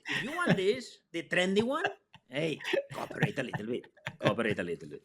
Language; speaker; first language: English; non-native, fluent; Spanish